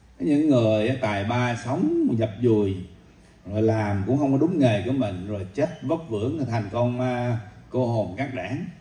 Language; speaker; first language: Vietnamese; native; Vietnamese